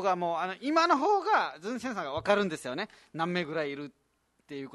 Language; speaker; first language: Japanese; non-native, fluent; Nepali